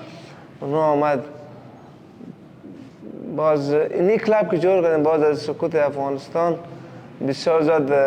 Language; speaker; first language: Persian; non-native, learner; Pashto